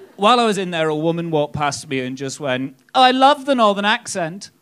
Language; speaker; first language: English; native; English